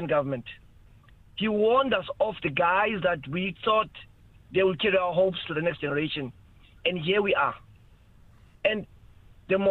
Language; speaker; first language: English; non-native, local second language; Xhosa